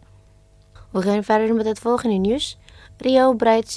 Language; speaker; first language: Dutch; non-native, fluent; Indonesian